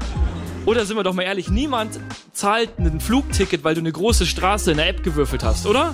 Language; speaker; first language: German; native; German